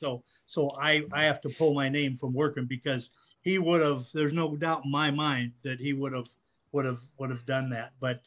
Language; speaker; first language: English; native; English